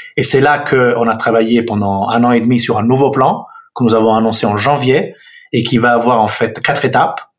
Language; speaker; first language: French; non-native, fluent; Italian